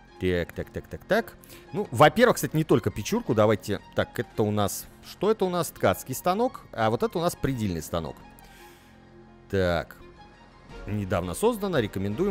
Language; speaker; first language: Russian; native; Russian